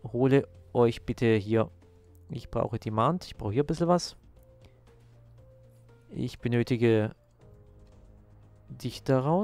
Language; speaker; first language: German; native; German